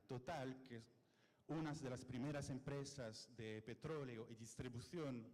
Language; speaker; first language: Spanish; non-native, fluent; French